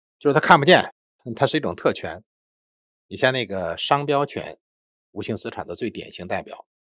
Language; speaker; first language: Chinese; native; Chinese